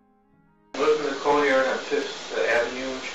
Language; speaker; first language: English; native; English